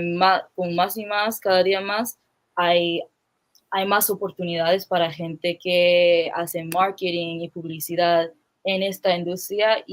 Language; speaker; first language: Spanish; non-native, fluent; English